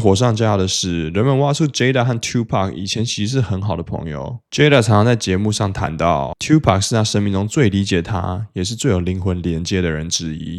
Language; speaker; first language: Chinese; native; Chinese